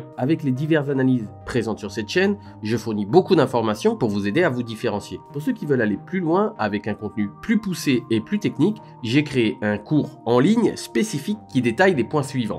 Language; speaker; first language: French; native; French